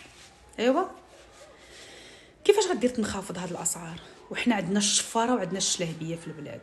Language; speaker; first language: Arabic; native; Arabic